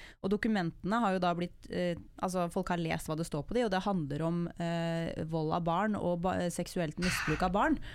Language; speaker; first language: Norwegian; native; Norwegian